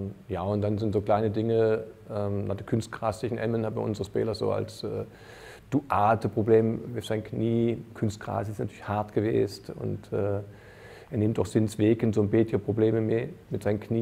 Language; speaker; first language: Dutch; non-native, fluent; German